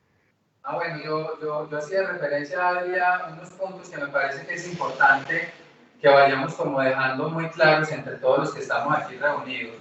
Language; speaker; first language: Spanish; native; Spanish